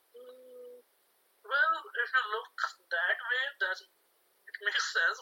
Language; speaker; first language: English; non-native, local second language; Hindi